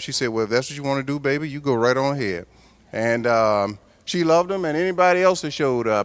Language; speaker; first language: English; native; English